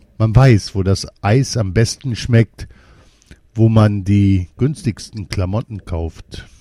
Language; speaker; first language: German; early bilingual, other home language; Polish